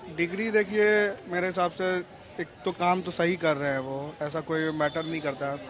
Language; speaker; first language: Hindi; native; Hindi